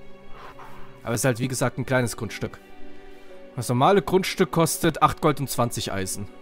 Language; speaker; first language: German; native; German